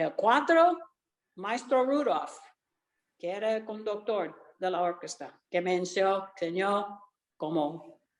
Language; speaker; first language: Spanish; early bilingual, other home language; Italian